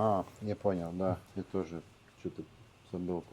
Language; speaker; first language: Russian; non-native, local second language; Latvian